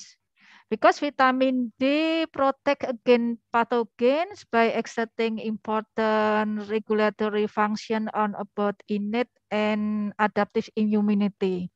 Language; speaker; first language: English; non-native, learner; Indonesian